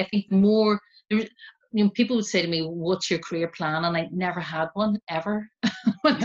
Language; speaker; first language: English; native; English